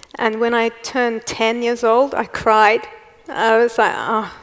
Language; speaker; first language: English; native; English